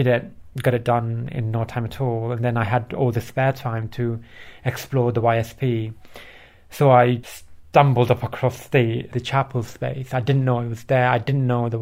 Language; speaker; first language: English; early bilingual, other home language; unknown